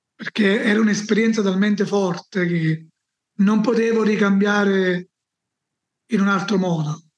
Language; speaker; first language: Italian; native; Italian